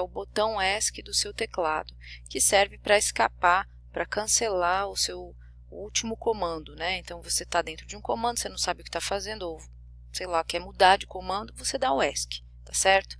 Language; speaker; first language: Portuguese; native; Portuguese